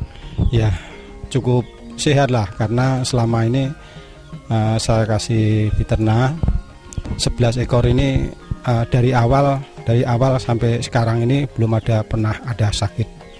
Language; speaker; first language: Indonesian; non-native, local second language; Javanese